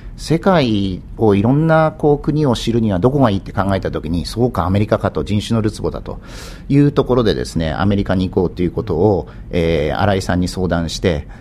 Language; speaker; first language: Japanese; native; Japanese